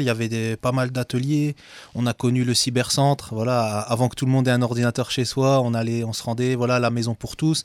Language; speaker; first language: French; native; French